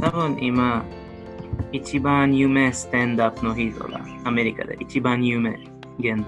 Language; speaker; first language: Japanese; non-native, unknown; Hebrew